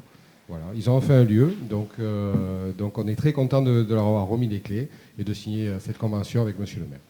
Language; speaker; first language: French; native; French